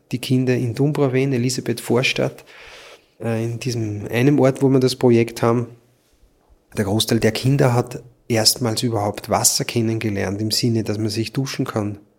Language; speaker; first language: German; native; German